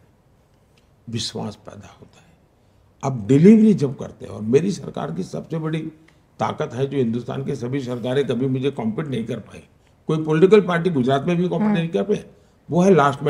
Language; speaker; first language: Hindi; non-native, local second language; Gujarati